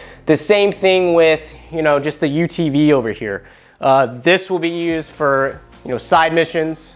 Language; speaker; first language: English; native; English